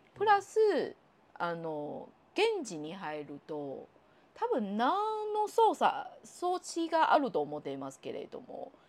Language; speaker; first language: Japanese; non-native, fluent; Chinese